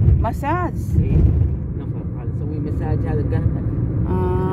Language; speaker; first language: Arabic; non-native, learner; Filipino